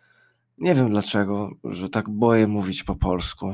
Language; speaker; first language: Polish; early bilingual, heritage; English